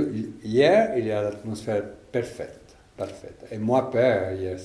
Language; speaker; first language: French; non-native, learner; Italian